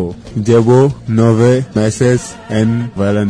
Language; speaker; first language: Spanish; non-native, learner; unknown